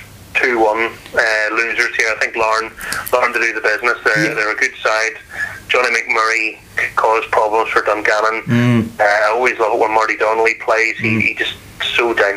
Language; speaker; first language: English; native; English